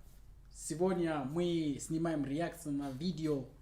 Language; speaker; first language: Russian; non-native, learner; English